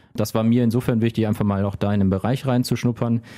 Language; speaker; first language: German; native; German